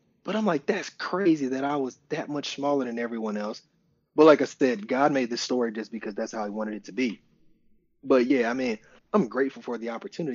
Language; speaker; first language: English; native; English